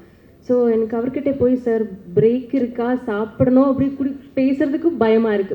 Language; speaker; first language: Tamil; non-native, learner; Malayalam